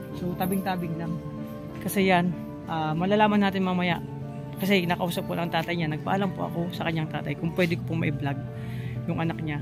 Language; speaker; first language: Filipino; non-native, local second language; Bikol